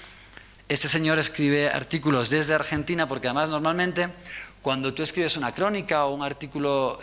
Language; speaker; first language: Spanish; native; Spanish